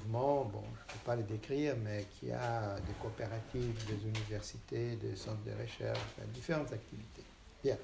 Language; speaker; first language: French; non-native, fluent; Portuguese